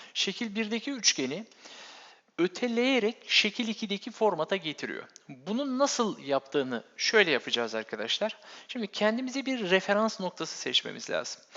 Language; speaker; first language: Turkish; native; Turkish